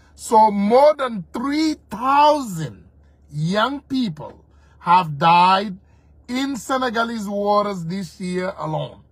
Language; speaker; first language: English; non-native, fluent; Wolof